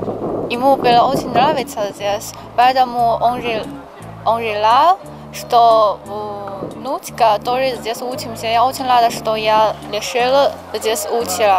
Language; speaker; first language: Russian; non-native, learner; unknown